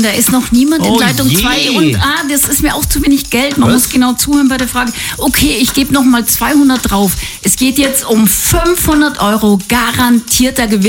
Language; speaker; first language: German; native; German